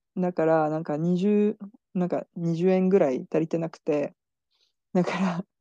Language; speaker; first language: Japanese; non-native, fluent; French